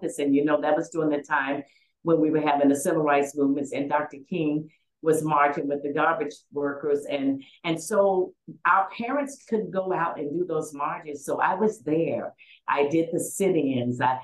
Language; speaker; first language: English; native; English